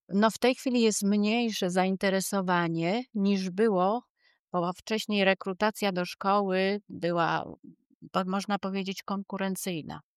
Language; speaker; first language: Polish; native; Polish